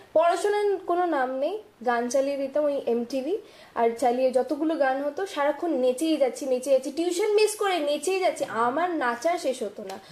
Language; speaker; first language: Bangla; non-native, local second language; Punjabi